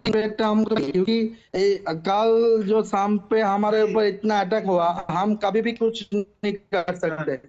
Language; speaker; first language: Hindi; non-native, learner; Bangla